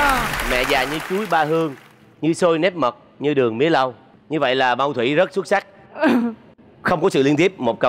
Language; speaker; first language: Vietnamese; native; Vietnamese